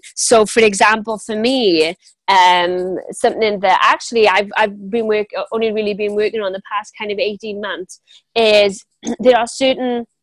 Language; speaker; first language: English; native; English